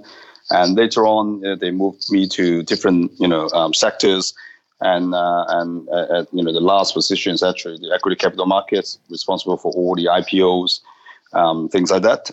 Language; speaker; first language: English; non-native, local second language; Cantonese